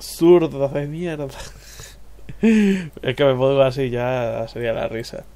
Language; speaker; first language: Spanish; native; Spanish